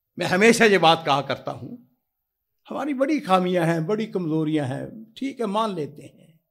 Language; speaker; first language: Urdu; non-native, local second language; Punjabi